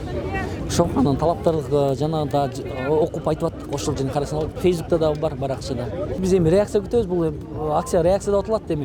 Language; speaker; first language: Kyrgyz; native; Kyrgyz